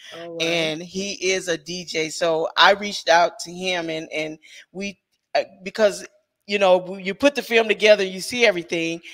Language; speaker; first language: English; native; English